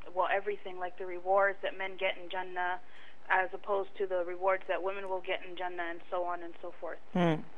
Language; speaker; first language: English; native; English